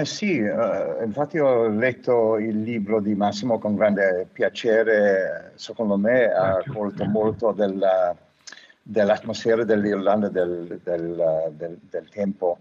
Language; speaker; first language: Italian; non-native, fluent; English